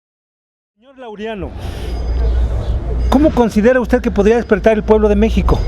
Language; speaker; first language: Spanish; native; Spanish